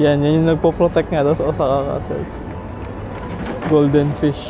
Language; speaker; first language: Filipino; native; Filipino